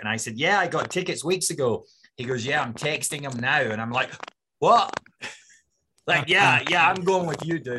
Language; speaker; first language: English; native; English